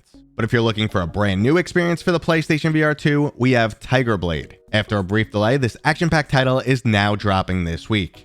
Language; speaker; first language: English; native; English